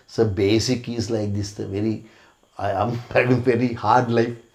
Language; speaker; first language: English; non-native, local second language; Sinhala